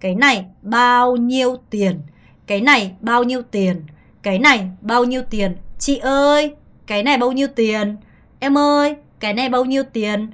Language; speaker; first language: Vietnamese; non-native, fluent; Korean